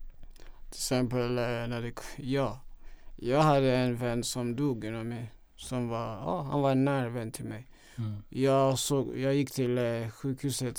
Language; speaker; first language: Swedish; non-native, fluent; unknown